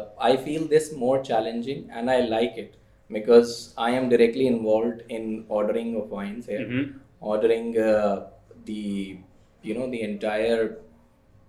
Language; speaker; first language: English; non-native, local second language; Hindi